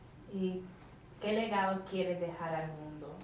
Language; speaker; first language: Spanish; non-native, learner; English